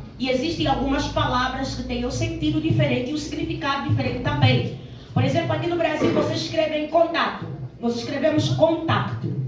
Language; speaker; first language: Portuguese; native; Portuguese